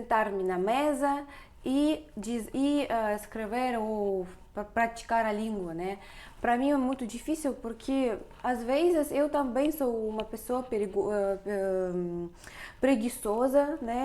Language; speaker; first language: Portuguese; non-native, fluent; Russian